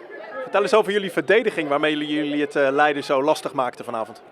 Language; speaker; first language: Dutch; native; Dutch